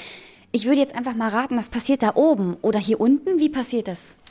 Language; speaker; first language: German; native; German